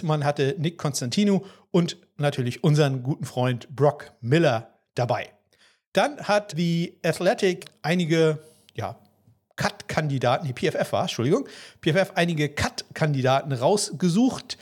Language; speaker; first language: German; native; German